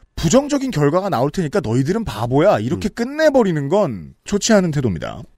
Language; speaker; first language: Korean; native; Korean